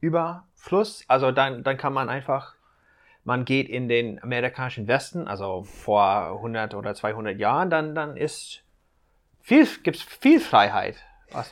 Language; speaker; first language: German; non-native, fluent; English